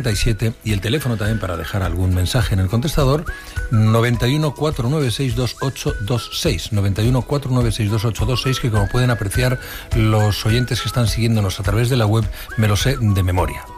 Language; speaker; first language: Spanish; native; Spanish